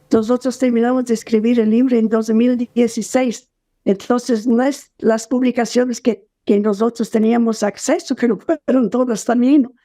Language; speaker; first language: Spanish; non-native, fluent; Portuguese